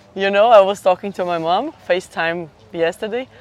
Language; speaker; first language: English; non-native, fluent; Portuguese